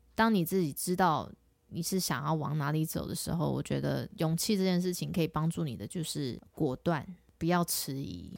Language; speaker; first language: Chinese; native; Chinese